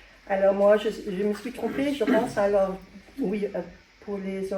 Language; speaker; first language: French; non-native, learner; English